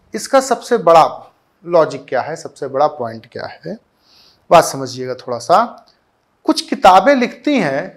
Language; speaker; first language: Hindi; native; Hindi